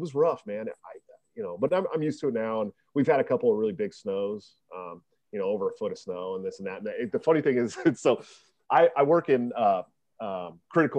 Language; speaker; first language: English; native; English